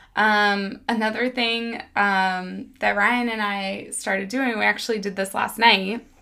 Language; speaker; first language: English; native; English